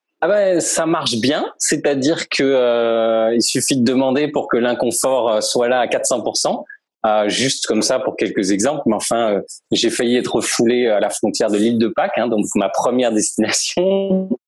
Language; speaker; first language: French; native; French